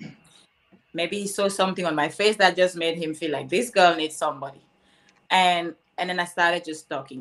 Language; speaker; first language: English; non-native, local second language; French